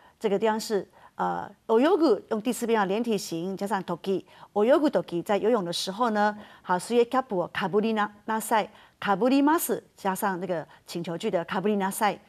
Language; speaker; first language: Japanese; non-native, fluent; Chinese